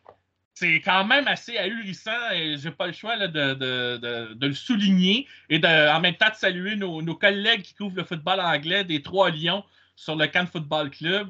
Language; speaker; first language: French; native; French